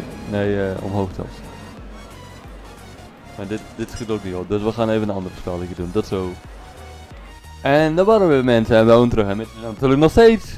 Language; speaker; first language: Dutch; native; Dutch